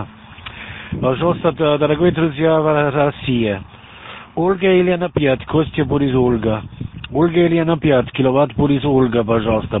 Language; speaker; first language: Russian; non-native, learner; German